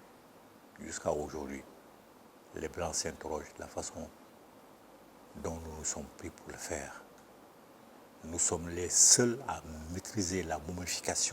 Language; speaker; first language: French; non-native, local second language; Bambara